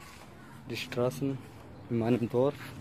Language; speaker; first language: German; non-native, learner; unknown